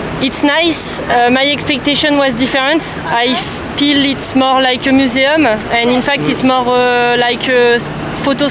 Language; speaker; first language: English; non-native, fluent; French